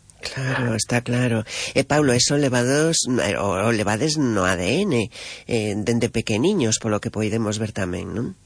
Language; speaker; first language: Galician; native; Galician